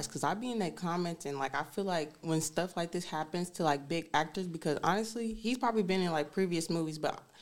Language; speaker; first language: English; native; English